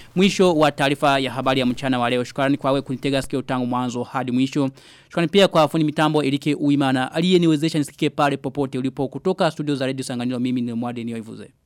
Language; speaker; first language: Swahili; non-native, local second language; Rundi